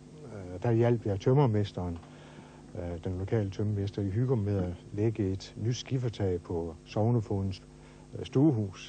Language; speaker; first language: Danish; native; Danish